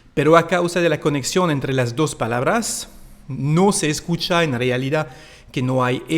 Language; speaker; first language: Spanish; non-native, fluent; French